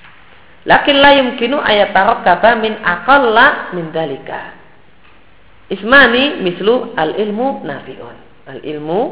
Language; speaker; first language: Arabic; non-native, fluent; Indonesian